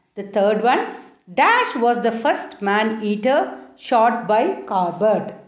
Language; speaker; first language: English; non-native, local second language; Tamil